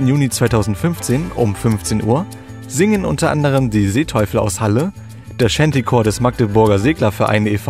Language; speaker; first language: German; native; German